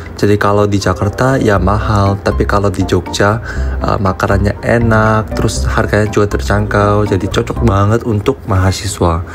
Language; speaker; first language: Indonesian; non-native, fluent; Korean